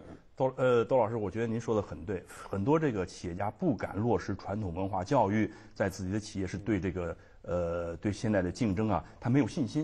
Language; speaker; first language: Chinese; native; Chinese